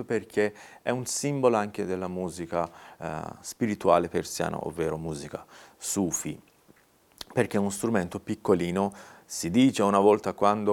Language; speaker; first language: Italian; non-native, fluent; Persian